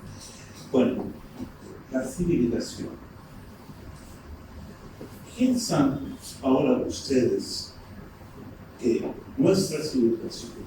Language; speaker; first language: Spanish; non-native, fluent; Turkish